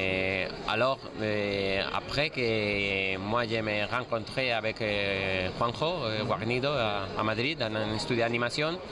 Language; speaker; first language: French; non-native, fluent; Spanish